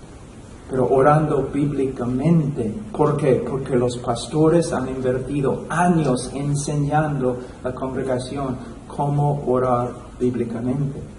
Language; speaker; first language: Spanish; non-native, fluent; English